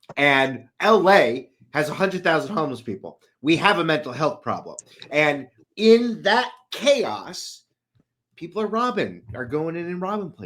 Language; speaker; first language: English; native; English